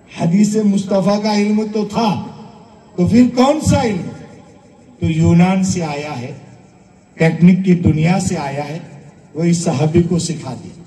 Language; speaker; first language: Hindi; non-native, local second language; Gujarati